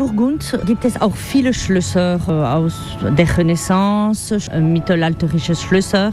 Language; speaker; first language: German; non-native, learner; French